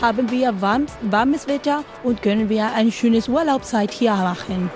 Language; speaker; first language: German; non-native, learner; Spanish